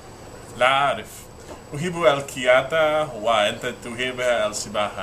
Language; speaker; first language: Arabic; non-native, learner; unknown